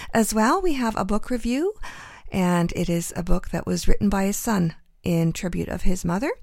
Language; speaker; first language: English; native; English